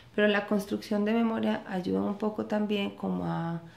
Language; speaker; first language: Spanish; native; Spanish